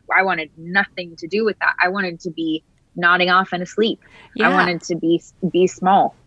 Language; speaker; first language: English; native; English